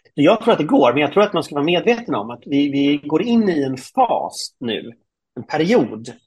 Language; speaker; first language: Swedish; native; Swedish